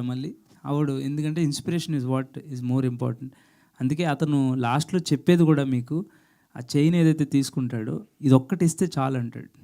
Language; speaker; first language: Telugu; native; Telugu